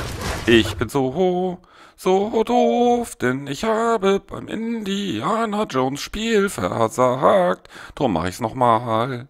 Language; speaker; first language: German; native; German